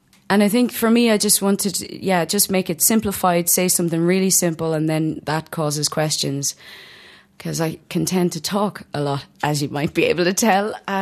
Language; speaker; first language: English; native; English